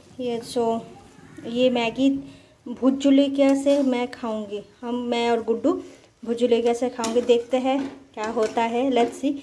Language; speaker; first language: Hindi; non-native, local second language; Bangla